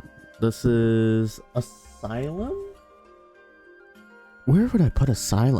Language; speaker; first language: English; native; English